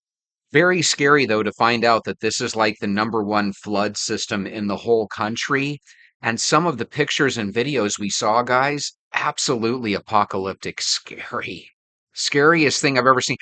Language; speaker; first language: English; native; English